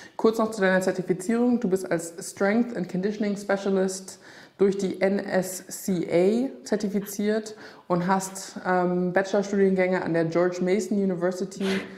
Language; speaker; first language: German; native; German